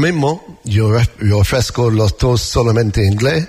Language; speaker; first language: Spanish; non-native, learner; English